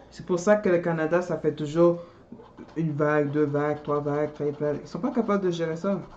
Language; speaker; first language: French; native; French